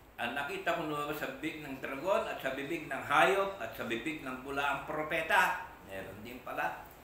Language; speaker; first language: Filipino; non-native, local second language; Iloko